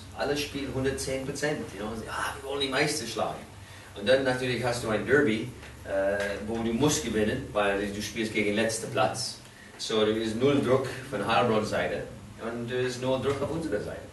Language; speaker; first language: German; non-native, fluent; English